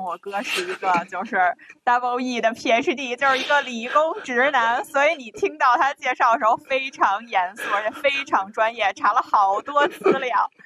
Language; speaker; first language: Chinese; native; Chinese